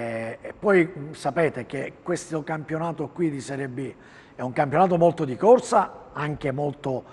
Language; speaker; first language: Italian; native; Italian